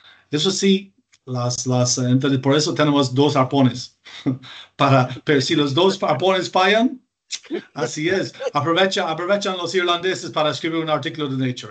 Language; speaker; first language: Spanish; non-native, fluent; English